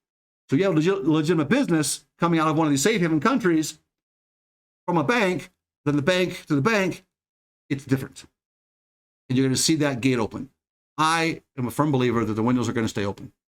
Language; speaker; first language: English; native; English